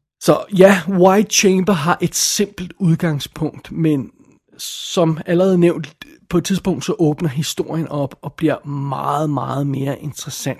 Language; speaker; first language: Danish; native; Danish